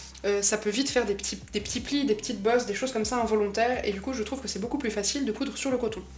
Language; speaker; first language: French; native; French